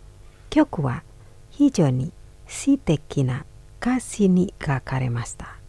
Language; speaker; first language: Japanese; non-native, fluent; Indonesian